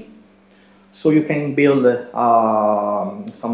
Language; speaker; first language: English; non-native, fluent; Italian